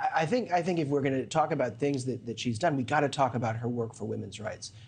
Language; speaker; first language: English; native; English